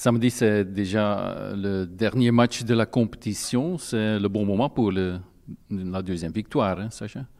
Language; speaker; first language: French; non-native, local second language; Dutch